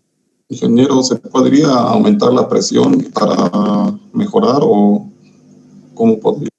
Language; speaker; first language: Spanish; native; Spanish